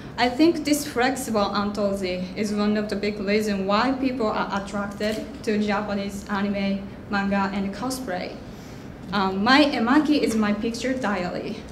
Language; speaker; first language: English; non-native, fluent; Japanese